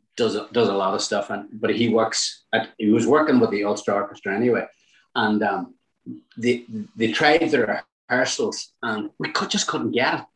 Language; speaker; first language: English; native; English